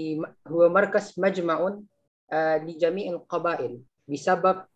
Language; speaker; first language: Arabic; non-native, learner; Malay